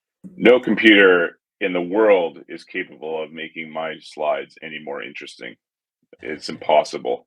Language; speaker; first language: English; native; English